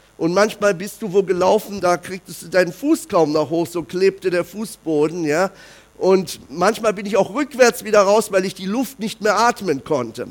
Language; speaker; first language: German; native; German